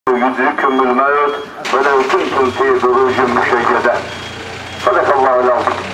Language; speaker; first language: Turkish; native; Turkish